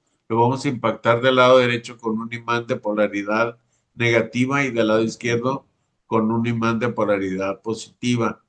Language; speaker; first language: Spanish; native; Spanish